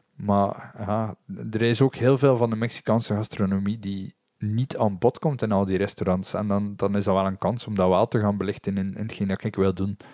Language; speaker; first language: Dutch; native; Dutch